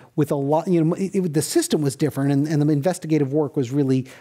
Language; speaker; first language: English; native; English